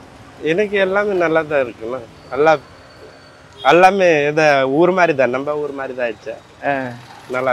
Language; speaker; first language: Tamil; non-native, learner; Hindi